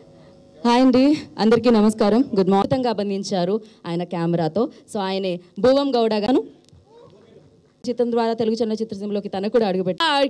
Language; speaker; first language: Telugu; native; Telugu